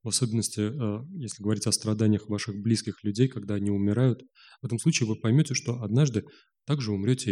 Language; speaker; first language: Russian; native; Russian